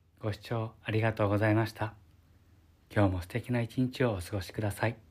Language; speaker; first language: Japanese; native; Japanese